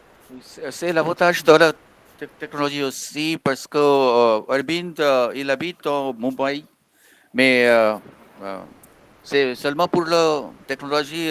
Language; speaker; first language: French; non-native, fluent; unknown